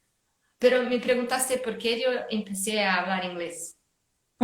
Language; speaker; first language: Spanish; non-native, fluent; Portuguese